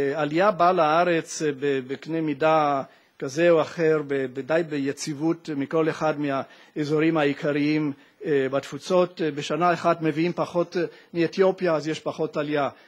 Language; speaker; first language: Hebrew; non-native, fluent; Italian